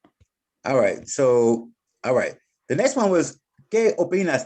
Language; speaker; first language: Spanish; non-native, fluent; English